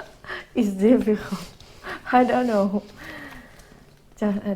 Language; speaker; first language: English; non-native, learner; Thai